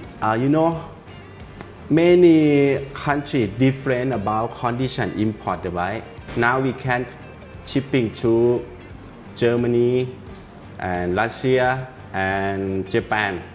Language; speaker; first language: English; non-native, learner; Thai